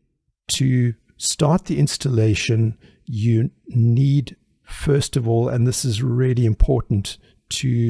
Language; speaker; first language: English; native; English